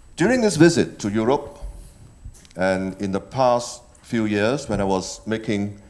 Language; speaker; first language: English; non-native, local second language; Cantonese